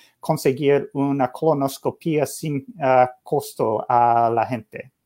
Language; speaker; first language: Spanish; non-native, learner; English